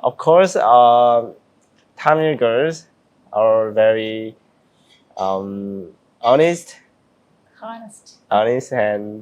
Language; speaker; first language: English; non-native, learner; Korean